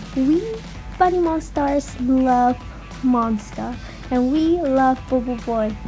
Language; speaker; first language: English; non-native, local second language; Malay